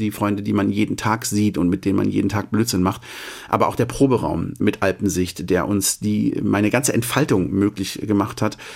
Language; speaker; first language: German; native; German